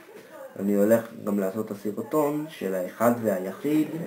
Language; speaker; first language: Hebrew; native; Hebrew